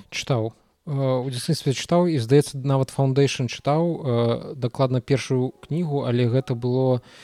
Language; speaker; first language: Belarusian; native; Belarusian